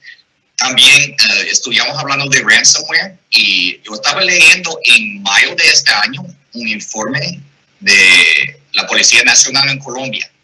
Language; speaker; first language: Spanish; non-native, fluent; English